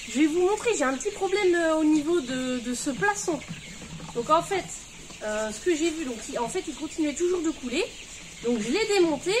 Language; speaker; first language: French; native; French